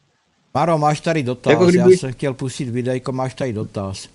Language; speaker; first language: Czech; native; Czech